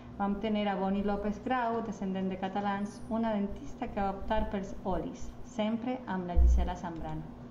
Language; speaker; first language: Catalan; non-native, learner; Spanish